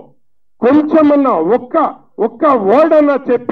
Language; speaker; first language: Telugu; native; Telugu